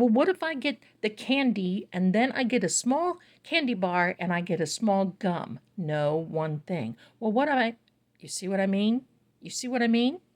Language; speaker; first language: English; native; English